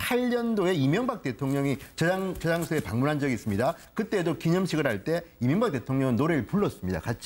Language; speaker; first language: Korean; native; Korean